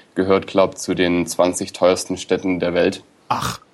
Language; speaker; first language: German; native; German